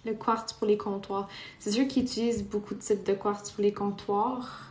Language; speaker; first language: French; non-native, local second language; Portuguese